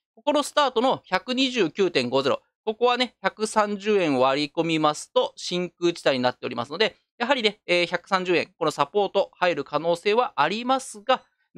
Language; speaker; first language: Japanese; native; Japanese